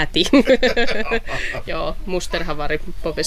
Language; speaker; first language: Swedish; non-native, local second language; Finnish